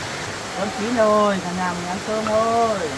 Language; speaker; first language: Vietnamese; native; Vietnamese